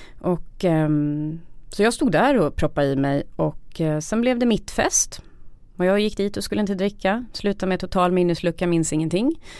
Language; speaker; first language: Swedish; native; Swedish